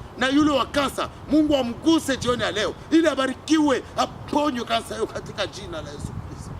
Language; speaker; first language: Swahili; native; Swahili